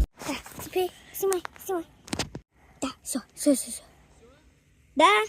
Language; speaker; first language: Russian; early bilingual, heritage; Russian